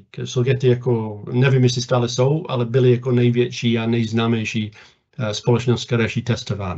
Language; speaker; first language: Czech; non-native, fluent; English